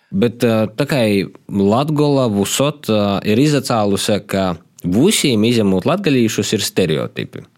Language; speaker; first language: Latvian; native; Latvian